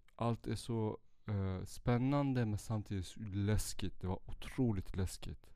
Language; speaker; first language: Swedish; early bilingual, other home language; Central Kurdish